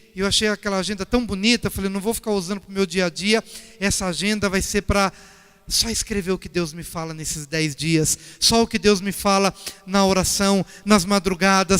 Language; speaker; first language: Portuguese; native; Portuguese